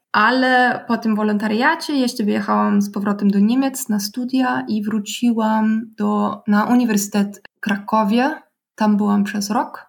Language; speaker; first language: Polish; non-native, learner; German